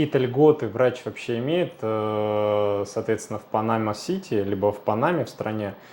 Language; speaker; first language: Russian; native; Russian